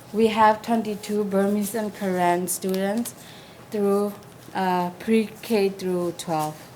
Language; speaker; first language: English; non-native, fluent; Burmese